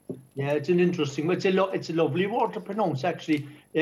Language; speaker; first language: English; native; English